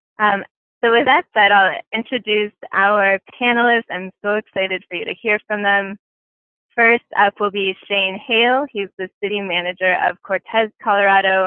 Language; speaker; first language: English; native; English